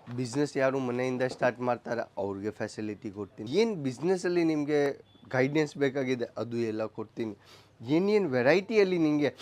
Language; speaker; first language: Kannada; non-native, local second language; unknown